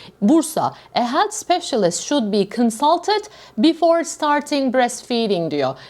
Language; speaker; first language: English; non-native, fluent; Turkish